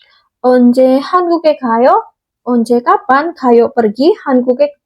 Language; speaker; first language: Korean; non-native, fluent; Indonesian